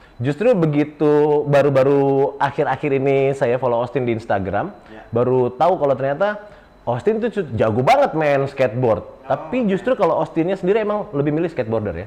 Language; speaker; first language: Indonesian; native; Indonesian